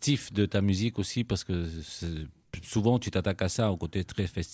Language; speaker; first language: French; native; French